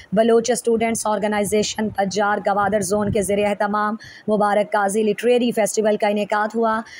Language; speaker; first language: Urdu; non-native, local second language; Baluchi